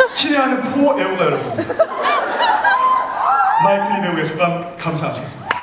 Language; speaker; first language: Korean; native; Korean